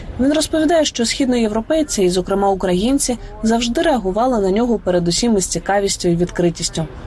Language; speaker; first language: Ukrainian; native; Ukrainian